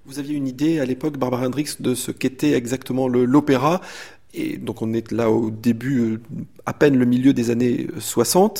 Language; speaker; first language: French; native; French